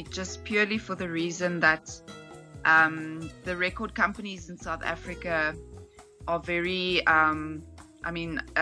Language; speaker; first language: English; native; English